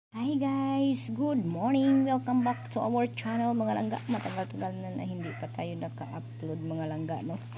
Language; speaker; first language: Filipino; non-native, local second language; Cebuano